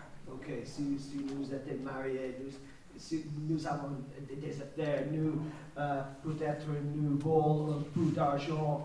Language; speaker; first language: French; non-native, learner; English